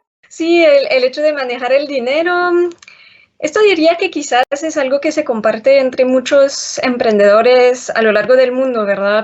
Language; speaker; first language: Spanish; non-native, fluent; French